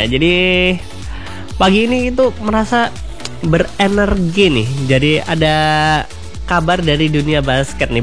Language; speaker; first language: Indonesian; native; Indonesian